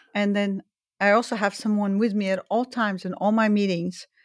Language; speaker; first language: English; early bilingual, other home language; Arabic